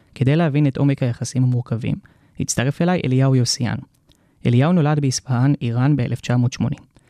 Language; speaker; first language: Hebrew; non-native, fluent; Persian